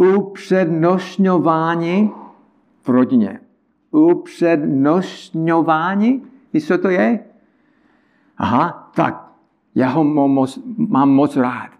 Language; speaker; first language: Czech; non-native, learner; English